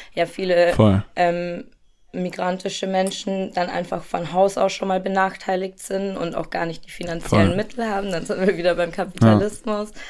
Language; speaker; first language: German; native; German